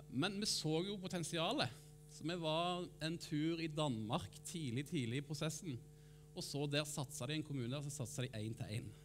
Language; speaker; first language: Norwegian; native; Norwegian